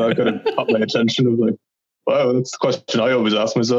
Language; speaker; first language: English; native; English